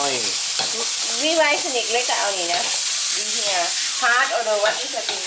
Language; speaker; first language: German; non-native, learner; Thai